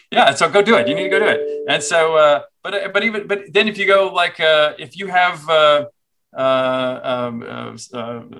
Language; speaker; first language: English; native; English